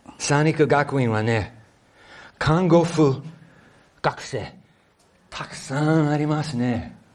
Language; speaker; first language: Japanese; early bilingual, other home language; English